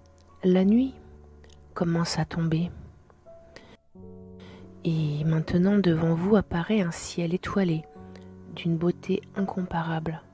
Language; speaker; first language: French; native; French